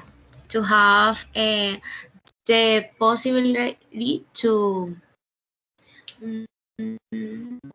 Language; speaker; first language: English; non-native, learner; Spanish